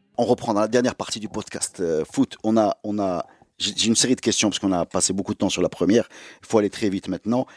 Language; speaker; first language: French; non-native, local second language; Arabic